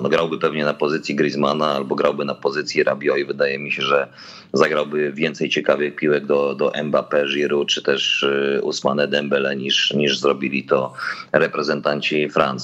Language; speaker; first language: Polish; native; Polish